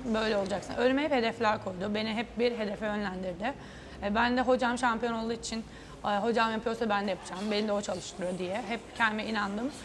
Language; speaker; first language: Turkish; native; Turkish